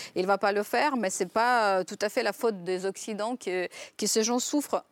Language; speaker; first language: French; non-native, fluent; Ukrainian